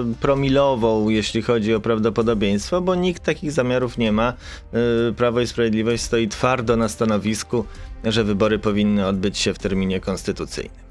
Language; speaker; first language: Polish; native; Polish